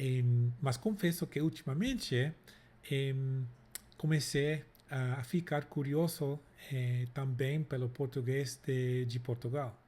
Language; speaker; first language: Portuguese; non-native, fluent; English